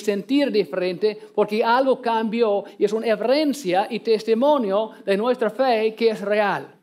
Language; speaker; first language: Spanish; non-native, learner; English